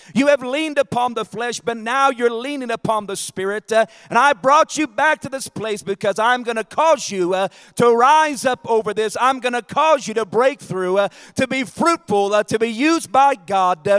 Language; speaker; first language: English; native; English